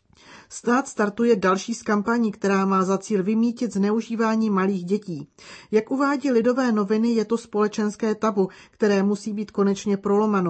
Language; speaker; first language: Czech; native; Czech